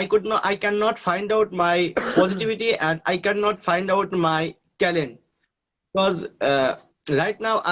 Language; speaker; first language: English; non-native, learner; Bangla